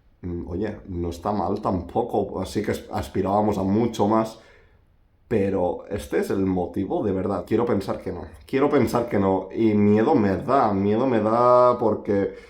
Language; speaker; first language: Spanish; native; Spanish